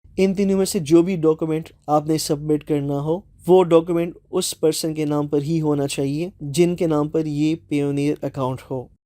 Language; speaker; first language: Urdu; non-native, local second language; Punjabi